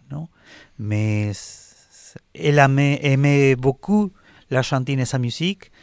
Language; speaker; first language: French; non-native, learner; Spanish